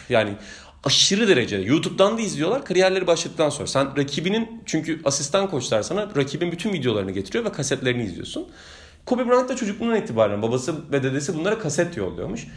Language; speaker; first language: Turkish; native; Turkish